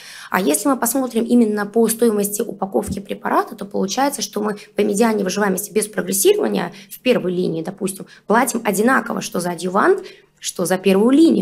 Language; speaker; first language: Russian; native; Russian